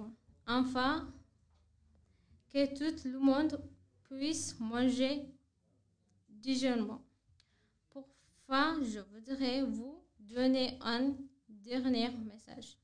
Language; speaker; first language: French; non-native, learner; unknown